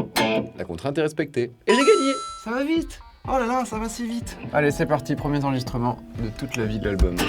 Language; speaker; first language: French; native; French